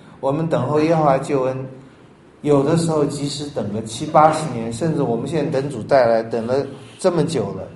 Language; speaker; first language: Chinese; native; Chinese